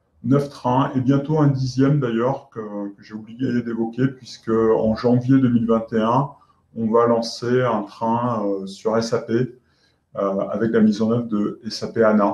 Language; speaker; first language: French; native; French